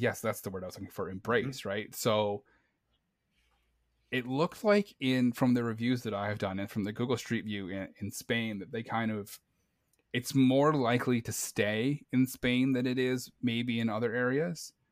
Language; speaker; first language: English; native; English